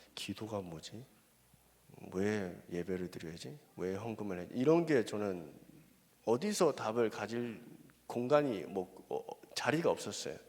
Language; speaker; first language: Korean; non-native, fluent; Spanish